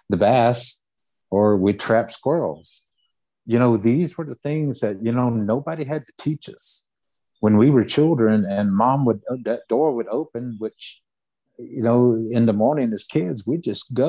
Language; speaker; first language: English; early bilingual, other home language; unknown